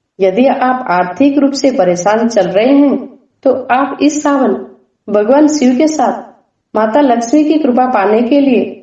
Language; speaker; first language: Hindi; non-native, local second language; Gujarati